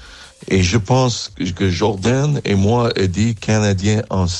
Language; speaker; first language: French; non-native, fluent; English